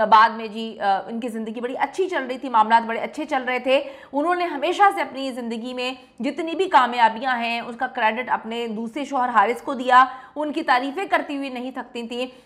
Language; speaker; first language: Urdu; native; Urdu